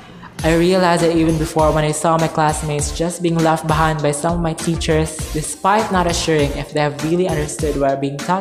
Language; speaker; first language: English; non-native, local second language; Cebuano